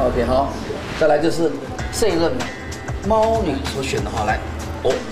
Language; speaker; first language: Chinese; native; Chinese